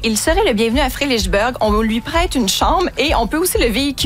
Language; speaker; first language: French; native; French